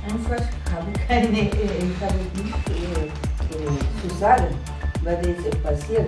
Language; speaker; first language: German; non-native, learner; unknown